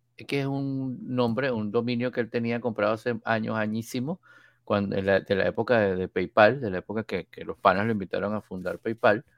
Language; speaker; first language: Spanish; native; Spanish